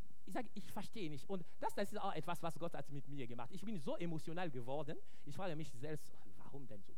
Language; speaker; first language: German; non-native, fluent; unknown